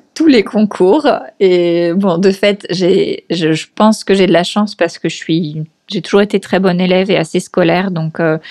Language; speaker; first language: French; native; French